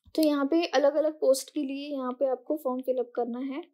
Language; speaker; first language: Hindi; non-native, local second language; Marathi